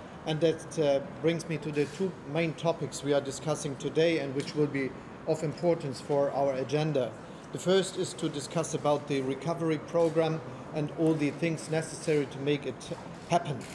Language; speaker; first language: English; non-native, fluent; German